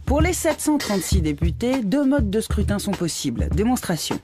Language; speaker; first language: French; native; French